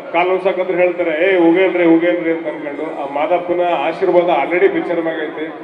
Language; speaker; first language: Kannada; native; Kannada